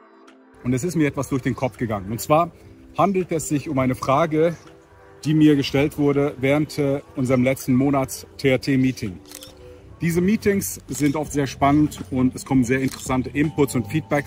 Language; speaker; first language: German; native; German